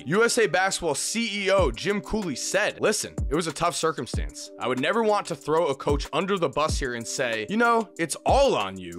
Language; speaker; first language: English; native; English